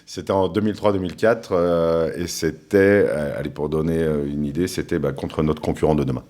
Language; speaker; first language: French; native; French